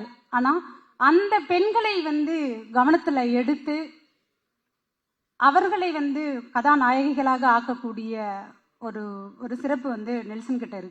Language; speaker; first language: Tamil; native; Tamil